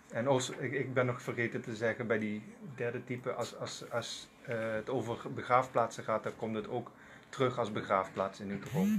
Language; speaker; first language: Dutch; non-native, local second language; Sranan Tongo